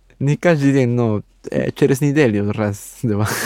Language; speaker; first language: Russian; non-native, learner; Spanish